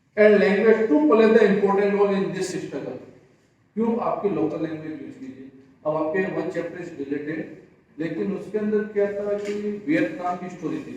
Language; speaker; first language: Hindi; native; Hindi